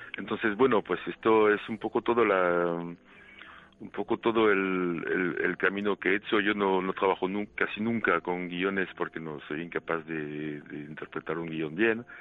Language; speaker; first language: Spanish; non-native, fluent; French